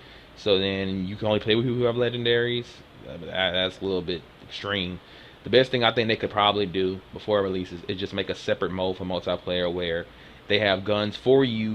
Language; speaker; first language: English; native; English